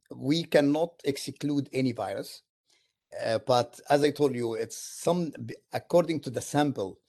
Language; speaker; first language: English; non-native, fluent; Arabic